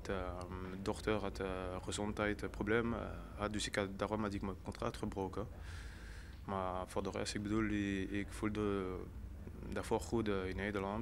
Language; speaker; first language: Dutch; non-native, fluent; French